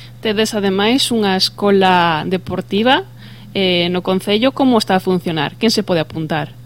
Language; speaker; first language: Galician; native; Galician